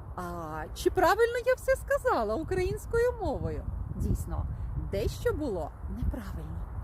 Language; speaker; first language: Ukrainian; native; Ukrainian